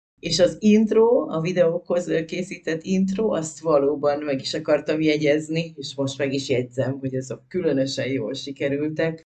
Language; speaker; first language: Hungarian; native; Hungarian